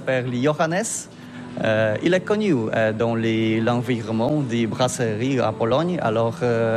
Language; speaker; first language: French; non-native, learner; Polish